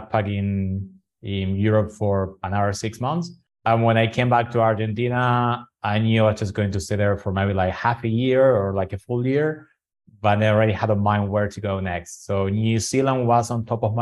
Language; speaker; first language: English; non-native, fluent; Spanish